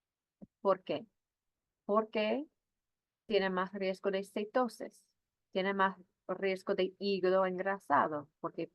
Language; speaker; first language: Spanish; non-native, fluent; English